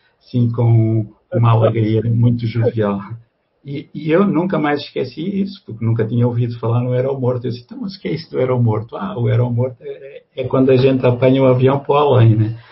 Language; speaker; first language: Portuguese; native; Portuguese